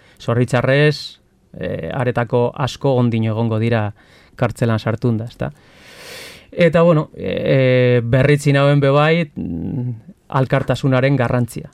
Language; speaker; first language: Basque; non-native, local second language; Spanish